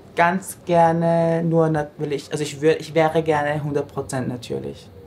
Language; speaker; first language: German; early bilingual, other home language; Japanese